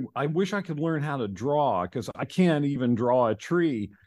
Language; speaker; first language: English; native; English